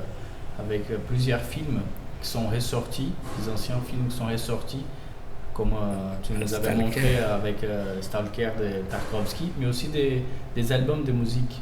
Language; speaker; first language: French; non-native, fluent; Portuguese